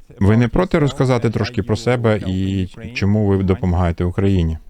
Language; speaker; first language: Ukrainian; native; Ukrainian